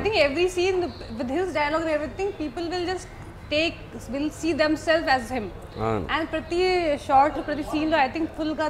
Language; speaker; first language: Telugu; non-native, local second language; Hindi